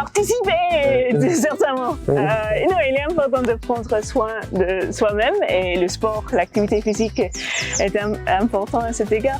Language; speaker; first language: French; non-native, fluent; English